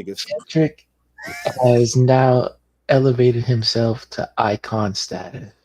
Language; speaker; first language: English; native; English